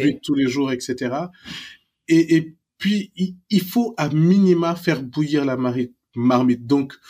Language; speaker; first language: French; non-native, local second language; Wolof